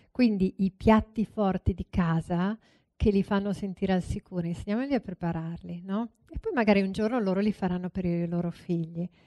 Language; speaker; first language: Italian; native; Italian